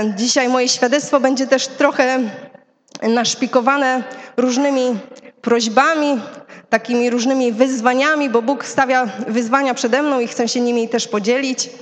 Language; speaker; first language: Polish; native; Polish